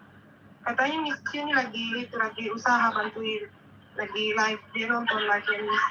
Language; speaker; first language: Indonesian; native; Indonesian